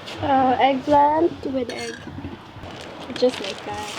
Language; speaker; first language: English; non-native, learner; Cebuano